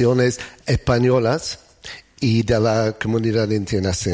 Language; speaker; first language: Spanish; non-native, learner; English